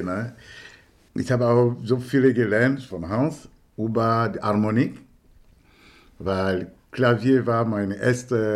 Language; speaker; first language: German; non-native, fluent; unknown